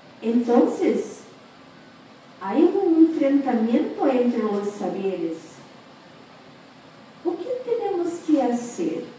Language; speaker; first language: Spanish; non-native, fluent; Portuguese